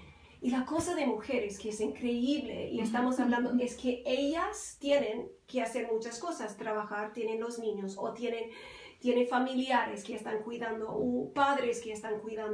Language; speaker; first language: Spanish; non-native, fluent; English